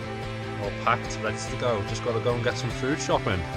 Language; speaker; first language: English; native; English